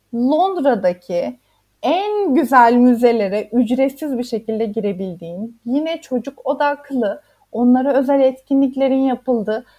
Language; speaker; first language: Turkish; native; Turkish